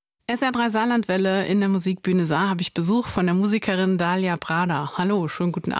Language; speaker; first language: German; native; German